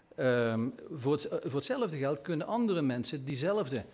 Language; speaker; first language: Dutch; native; Dutch